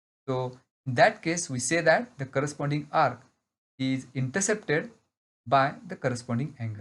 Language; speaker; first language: English; non-native, local second language; Marathi